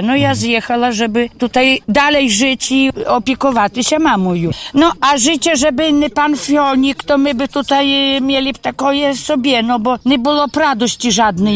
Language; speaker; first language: Polish; non-native, local second language; Ukrainian